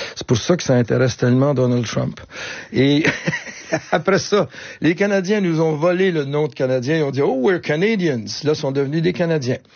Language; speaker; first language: French; native; French